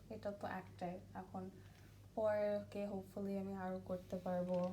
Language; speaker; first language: Bangla; early bilingual, other home language; English